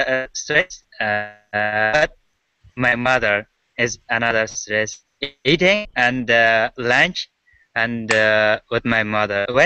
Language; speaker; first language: English; non-native, learner; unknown